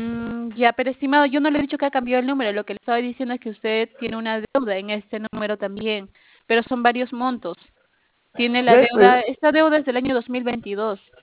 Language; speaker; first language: Spanish; native; Spanish